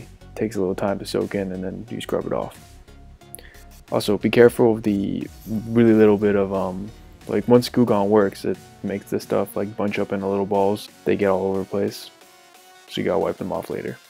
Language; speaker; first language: English; native; English